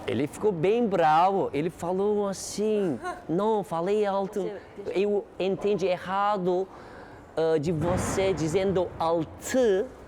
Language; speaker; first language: Portuguese; non-native, learner; Turkish